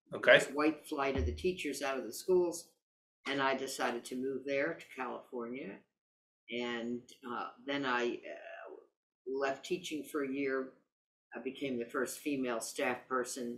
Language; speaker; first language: English; native; English